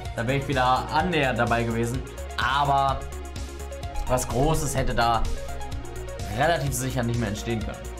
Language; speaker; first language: German; native; German